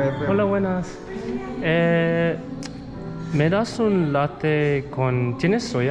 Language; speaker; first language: Spanish; non-native, learner; English